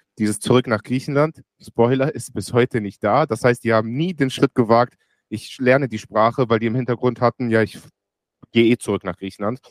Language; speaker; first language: German; native; German